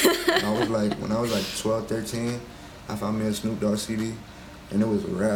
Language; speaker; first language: English; native; English